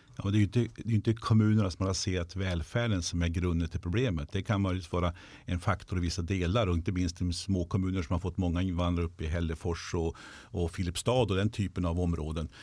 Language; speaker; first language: Swedish; native; Swedish